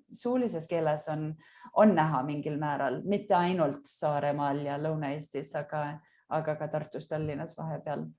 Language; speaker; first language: Estonian; early bilingual, heritage; Estonian